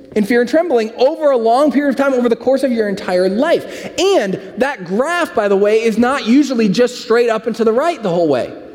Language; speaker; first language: English; native; English